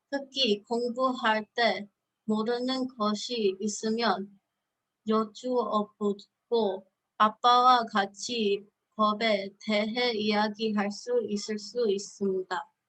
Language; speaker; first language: Korean; early bilingual, heritage; Korean